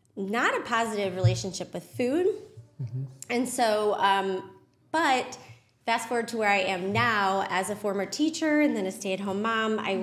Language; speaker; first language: English; native; English